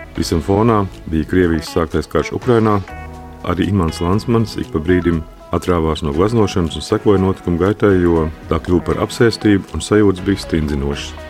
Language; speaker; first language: Latvian; native; Latvian